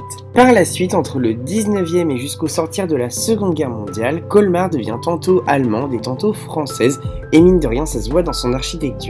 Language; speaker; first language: French; native; French